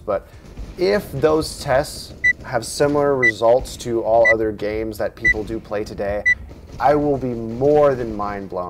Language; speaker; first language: English; native; English